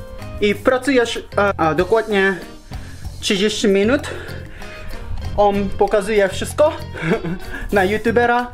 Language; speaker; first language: Polish; non-native, learner; Japanese